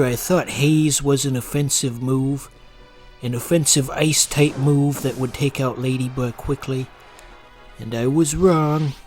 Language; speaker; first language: English; native; English